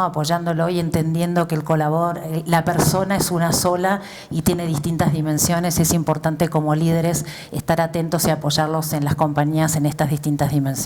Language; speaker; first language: Spanish; native; Spanish